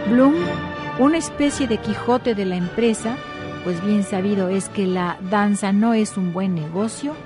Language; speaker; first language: Spanish; native; Spanish